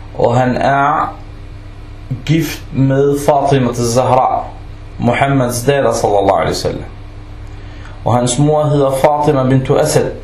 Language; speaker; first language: Danish; non-native, local second language; Arabic